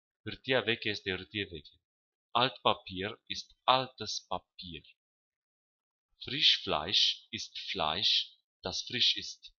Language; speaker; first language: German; non-native, fluent; Romanian